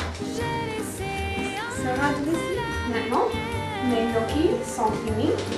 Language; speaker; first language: French; non-native, learner; English